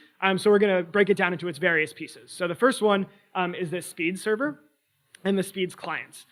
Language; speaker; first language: English; native; English